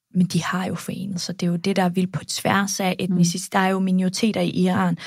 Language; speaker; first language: Danish; early bilingual, other home language; Kurdish